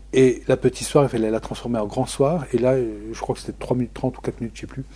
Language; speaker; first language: French; native; French